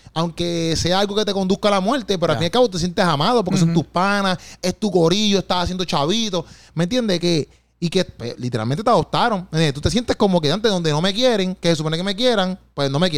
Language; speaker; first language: Spanish; native; Spanish